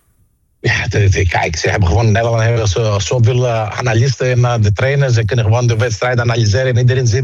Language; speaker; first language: Dutch; non-native, fluent; Greek